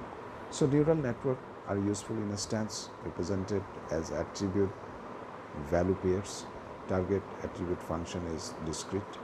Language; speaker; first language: English; non-native, local second language; Bangla